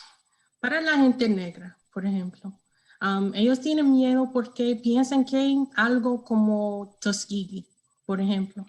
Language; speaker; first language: Spanish; non-native, learner; English